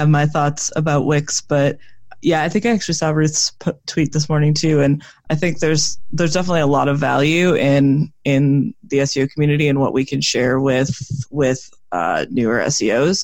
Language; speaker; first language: English; native; English